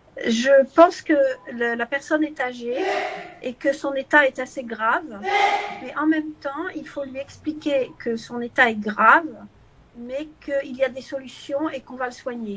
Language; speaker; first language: French; native; French